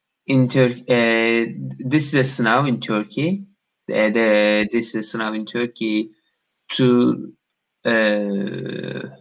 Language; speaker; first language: English; non-native, learner; Turkish